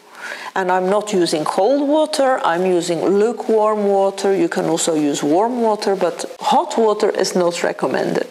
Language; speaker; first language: English; non-native, fluent; Dutch